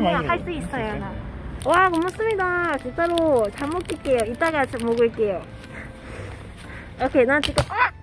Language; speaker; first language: Korean; non-native, learner; Cantonese